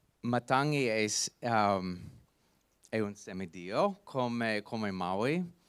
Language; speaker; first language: Italian; non-native, learner; English